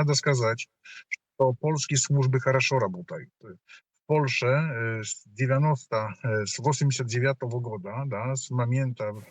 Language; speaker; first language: Polish; non-native, learner; Russian